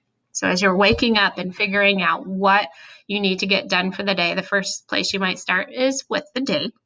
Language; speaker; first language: English; native; English